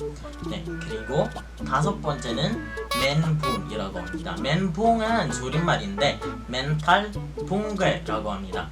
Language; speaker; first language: Korean; non-native, fluent; Filipino